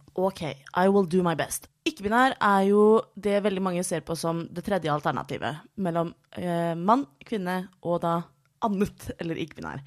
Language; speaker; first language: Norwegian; native; Norwegian